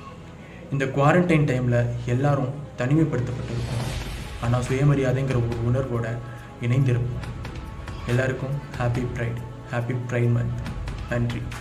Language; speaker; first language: Tamil; native; Tamil